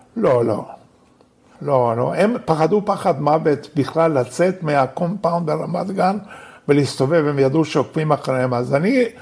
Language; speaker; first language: Hebrew; non-native, fluent; Spanish